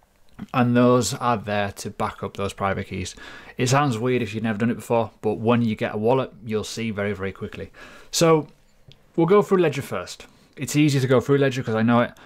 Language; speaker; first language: English; native; English